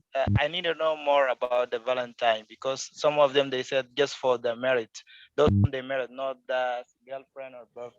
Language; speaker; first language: English; non-native, learner; Arabic